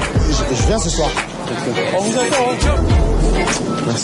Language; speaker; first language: French; native; French